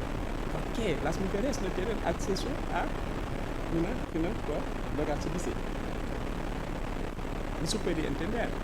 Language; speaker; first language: Spanish; non-native, fluent; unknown